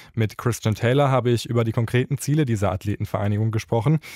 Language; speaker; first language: German; native; German